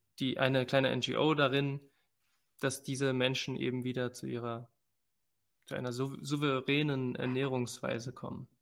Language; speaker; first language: German; early bilingual, other home language; Spanish